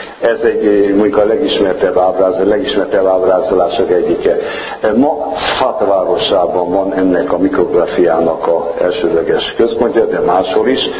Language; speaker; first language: Hungarian; non-native, fluent; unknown